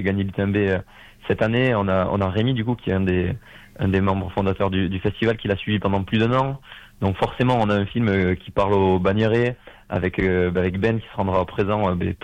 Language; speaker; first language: French; native; French